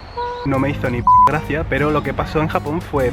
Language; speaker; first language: Spanish; native; Spanish